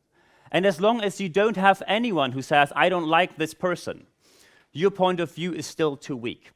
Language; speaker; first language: English; non-native, fluent; German